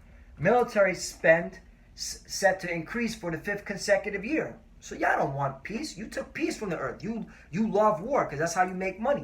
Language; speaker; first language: English; native; English